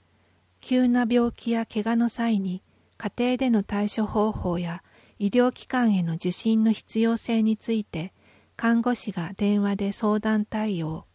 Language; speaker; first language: Japanese; native; Japanese